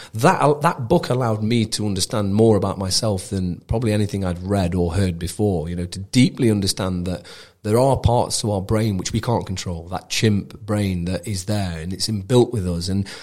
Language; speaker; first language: English; native; English